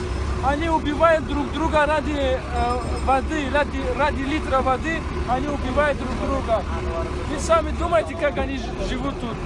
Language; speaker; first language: Russian; non-native, local second language; Tajik